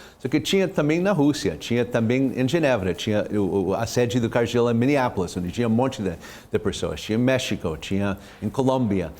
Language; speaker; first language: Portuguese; non-native, fluent; English